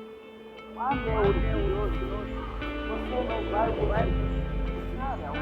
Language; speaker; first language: Portuguese; non-native, local second language; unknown